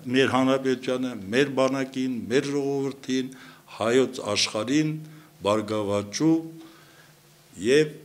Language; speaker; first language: Armenian; non-native, local second language; Kurdish